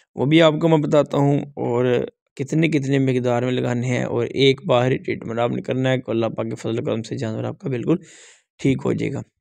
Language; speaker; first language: Urdu; non-native, local second language; Punjabi